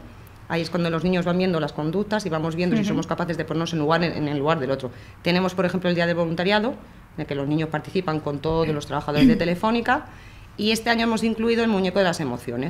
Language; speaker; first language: Spanish; native; Spanish